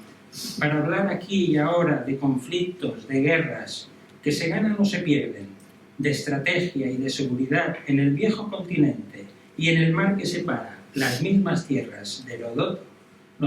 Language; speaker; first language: Spanish; native; Spanish